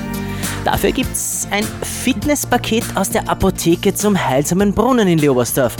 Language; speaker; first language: German; native; German